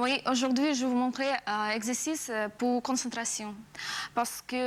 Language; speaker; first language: French; non-native, learner; Russian